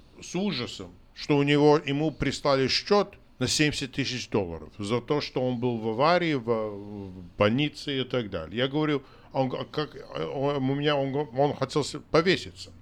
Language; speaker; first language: Russian; non-native, fluent; English